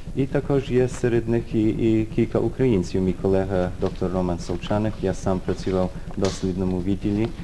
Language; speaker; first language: Ukrainian; early bilingual, heritage; Ukrainian